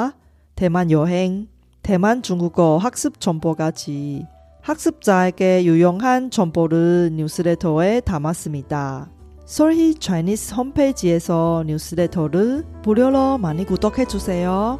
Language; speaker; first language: Korean; non-native, fluent; Chinese